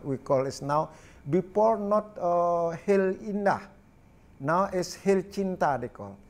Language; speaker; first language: English; non-native, learner; Balinese